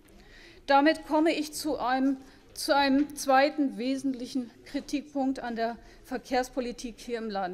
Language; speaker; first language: German; native; German